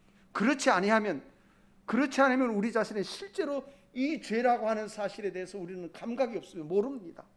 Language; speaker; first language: Korean; native; Korean